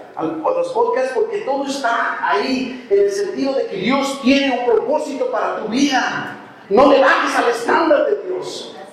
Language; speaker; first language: Spanish; native; Spanish